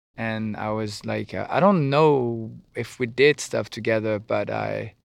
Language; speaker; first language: English; non-native, fluent; French